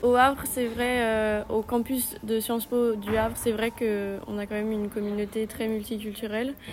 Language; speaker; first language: French; non-native, fluent; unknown